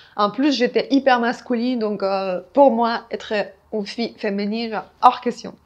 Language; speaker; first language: French; non-native, fluent; Spanish